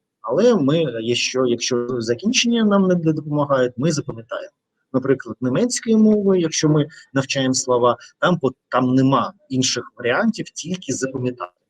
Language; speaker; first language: Ukrainian; non-native, local second language; Russian